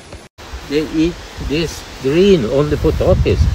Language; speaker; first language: English; non-native, learner; Swedish